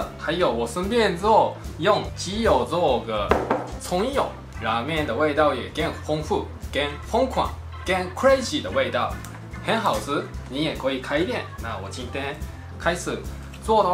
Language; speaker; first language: Chinese; non-native, fluent; Japanese